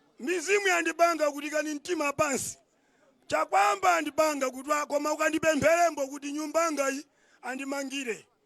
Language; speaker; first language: Nyanja; non-native, local second language; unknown